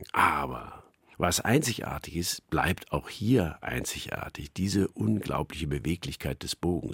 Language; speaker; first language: German; native; German